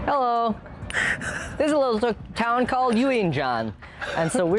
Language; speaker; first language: English; native; English